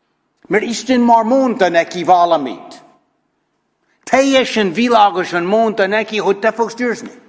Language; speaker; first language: Hungarian; non-native, fluent; English